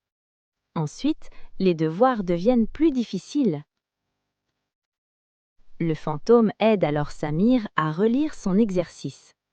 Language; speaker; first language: French; non-native, local second language; Arabic